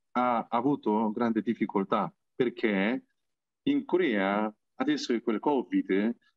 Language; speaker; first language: Italian; non-native, learner; Korean